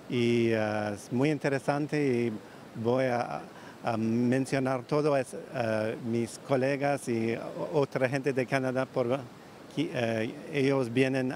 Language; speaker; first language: Spanish; non-native, learner; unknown